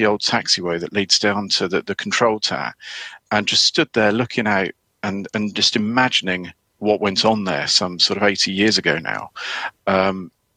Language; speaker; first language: English; native; English